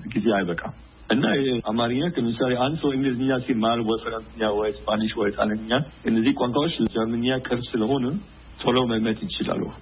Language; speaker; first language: Amharic; non-native, fluent; German